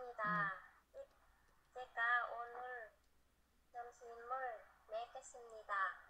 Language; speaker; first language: Korean; non-native, learner; Vietnamese